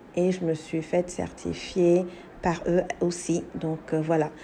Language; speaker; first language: French; non-native, local second language; English